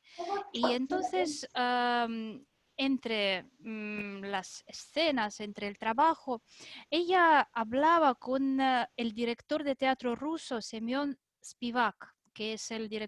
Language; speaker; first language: Spanish; non-native, fluent; Russian